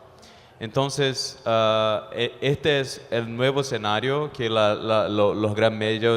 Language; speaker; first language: Spanish; non-native, fluent; Portuguese